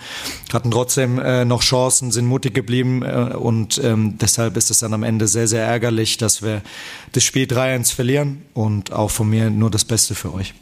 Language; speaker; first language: German; native; German